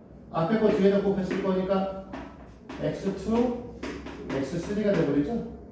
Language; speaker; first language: Korean; native; Korean